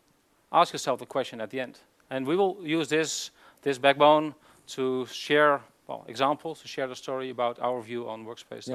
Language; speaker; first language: English; non-native, fluent; Dutch